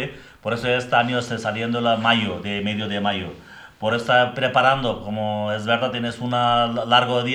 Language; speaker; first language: Spanish; non-native, learner; Bangla